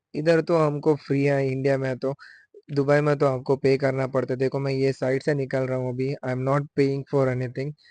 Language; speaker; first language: Hindi; non-native, local second language; Kannada